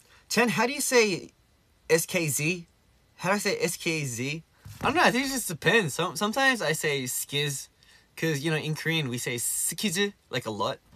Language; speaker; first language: English; early bilingual, other home language; Korean